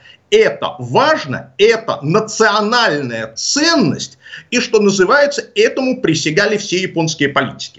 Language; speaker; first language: Russian; native; Russian